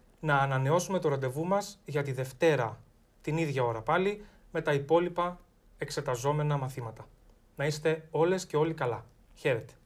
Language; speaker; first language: Greek; native; Greek